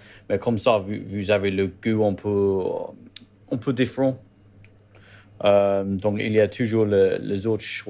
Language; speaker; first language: French; non-native, learner; English